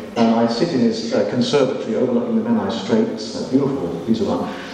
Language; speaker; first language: English; native; English